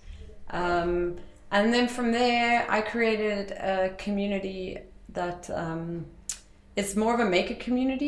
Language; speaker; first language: English; native; English